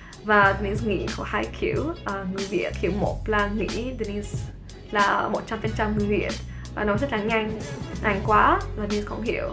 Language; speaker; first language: Vietnamese; non-native, learner; Swedish